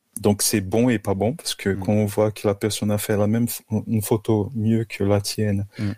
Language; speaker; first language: French; non-native, fluent; Portuguese